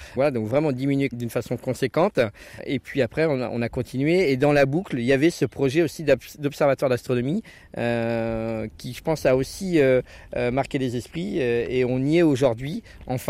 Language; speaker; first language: French; native; French